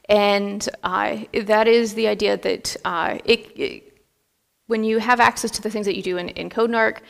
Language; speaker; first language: English; native; English